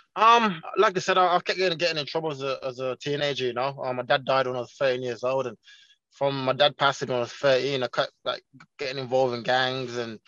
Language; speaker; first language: English; non-native, local second language; Jamaican Creole English